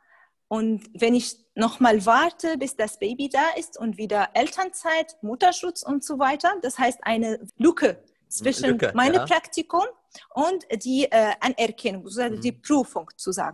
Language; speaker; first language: German; non-native, fluent; Arabic